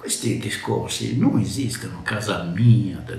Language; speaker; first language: Italian; non-native, learner; Arabic